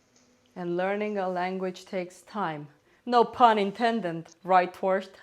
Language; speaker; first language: English; non-native, fluent; Romanian